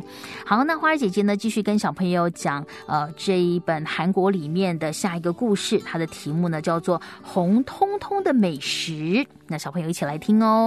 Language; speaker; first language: Chinese; native; Chinese